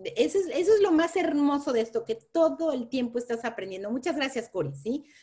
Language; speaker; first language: Spanish; native; Spanish